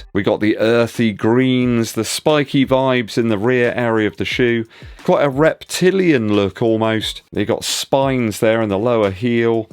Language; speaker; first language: English; native; English